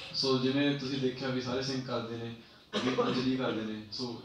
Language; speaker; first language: Punjabi; early bilingual, heritage; Punjabi